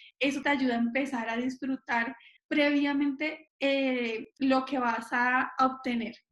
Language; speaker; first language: Spanish; native; Spanish